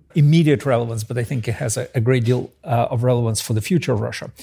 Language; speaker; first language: English; early bilingual, other home language; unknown